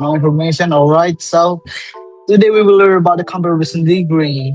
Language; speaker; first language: English; non-native, learner; Indonesian